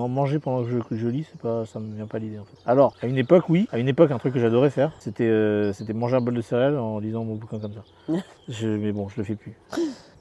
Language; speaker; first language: French; native; French